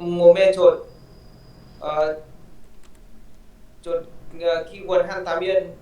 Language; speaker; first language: Korean; non-native, learner; Vietnamese